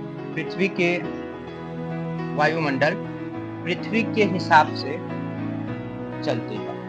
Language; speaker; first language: Hindi; native; Hindi